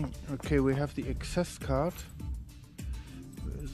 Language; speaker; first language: English; non-native, fluent; German